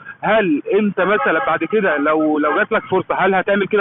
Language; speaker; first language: Arabic; native; Arabic